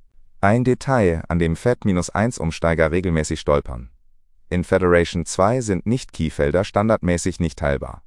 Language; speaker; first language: German; native; German